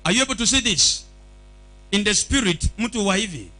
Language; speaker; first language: English; non-native, local second language; Swahili